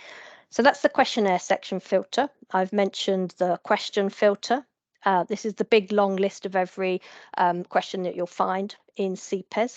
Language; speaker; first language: English; native; English